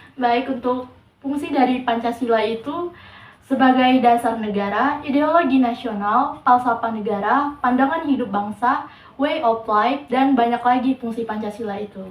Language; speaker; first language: Indonesian; non-native, local second language; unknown